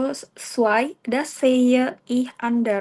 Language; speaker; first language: German; non-native, learner; Indonesian